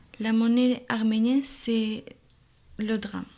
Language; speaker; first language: French; non-native, learner; Armenian